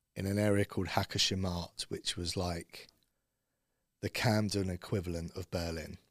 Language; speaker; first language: English; native; English